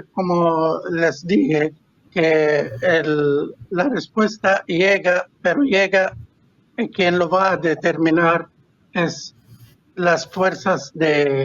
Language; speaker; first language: Spanish; non-native, fluent; Arabic